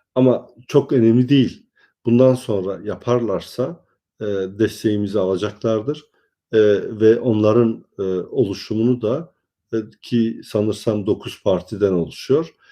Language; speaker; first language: Turkish; non-native, local second language; Kurdish